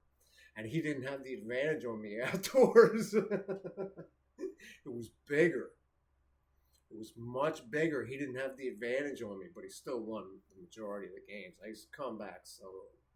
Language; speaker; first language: English; native; English